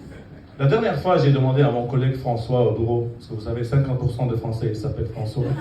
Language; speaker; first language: French; non-native, fluent; Arabic